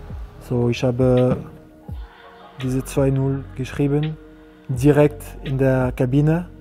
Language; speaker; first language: German; non-native, learner; French